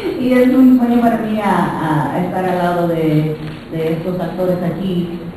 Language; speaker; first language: Spanish; early bilingual, heritage; English